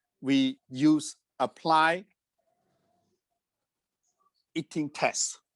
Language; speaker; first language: English; non-native, fluent; Cantonese